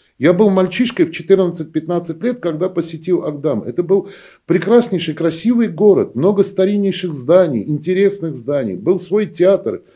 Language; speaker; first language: Russian; native; Russian